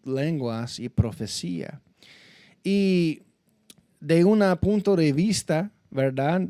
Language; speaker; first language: Spanish; non-native, fluent; English